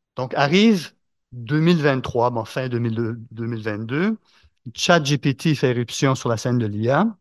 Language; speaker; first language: French; native; French